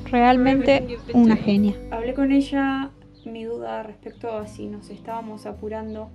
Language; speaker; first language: Spanish; native; Spanish